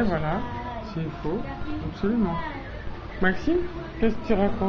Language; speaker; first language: French; native; French